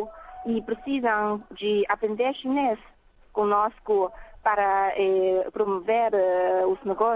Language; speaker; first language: Portuguese; non-native, fluent; Chinese